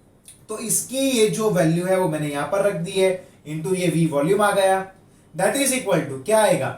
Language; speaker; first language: Hindi; non-native, local second language; Gujarati